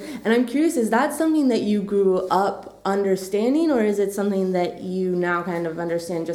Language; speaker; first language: English; native; English